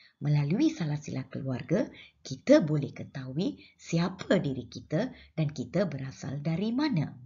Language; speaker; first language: Malay; non-native, local second language; Tamil